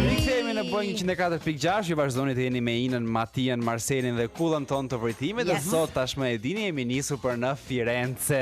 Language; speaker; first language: Albanian; native; Albanian